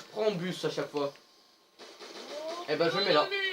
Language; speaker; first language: French; native; French